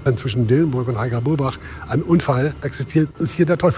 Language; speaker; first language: German; native; German